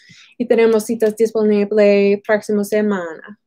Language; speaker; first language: Spanish; non-native, fluent; English